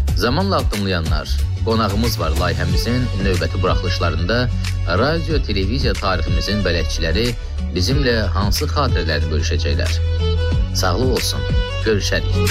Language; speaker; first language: Azerbaijani; native; Azerbaijani